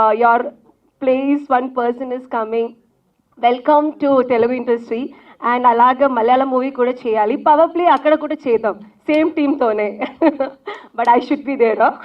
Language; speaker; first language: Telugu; non-native, local second language; Malayalam